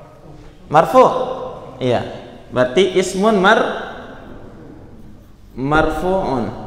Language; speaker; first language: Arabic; non-native, fluent; Indonesian